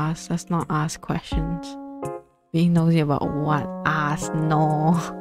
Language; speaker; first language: English; native; English